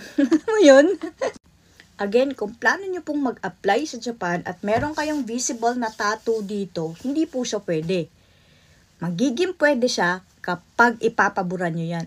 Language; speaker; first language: Filipino; native; Filipino